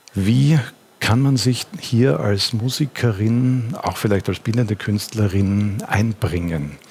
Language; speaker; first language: German; native; German